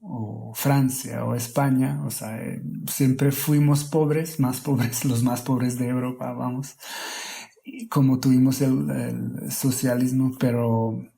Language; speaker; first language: Spanish; non-native, fluent; Hungarian